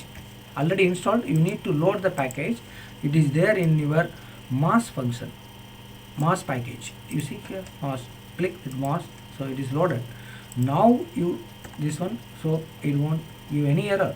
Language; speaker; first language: English; non-native, local second language; Tamil